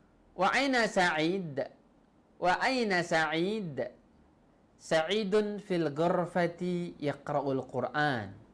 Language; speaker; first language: Arabic; non-native, fluent; Indonesian